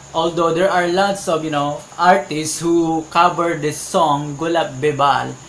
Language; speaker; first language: English; non-native, local second language; Cebuano